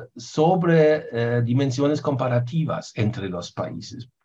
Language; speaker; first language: Spanish; non-native, fluent; German